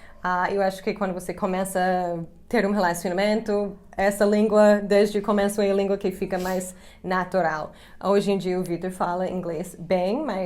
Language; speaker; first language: Portuguese; non-native, fluent; English